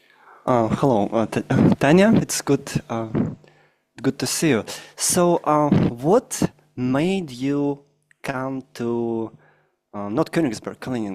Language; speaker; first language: English; non-native, fluent; Russian